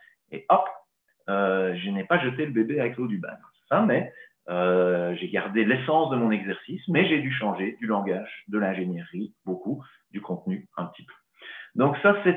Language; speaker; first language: French; native; French